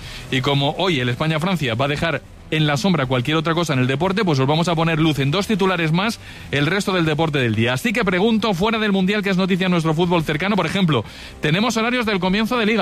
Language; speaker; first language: Spanish; native; Spanish